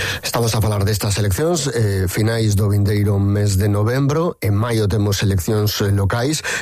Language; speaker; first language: Galician; native; Galician